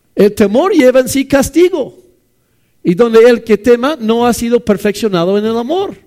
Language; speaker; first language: Spanish; non-native, fluent; English